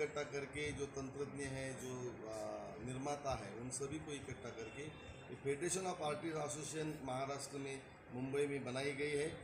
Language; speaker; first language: Hindi; non-native, local second language; Marathi